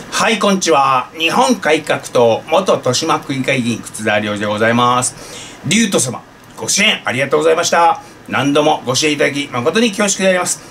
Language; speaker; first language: Japanese; native; Japanese